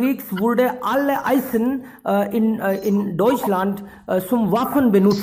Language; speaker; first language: German; non-native, fluent; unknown